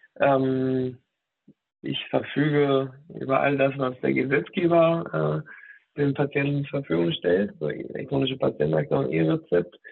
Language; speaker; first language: German; native; German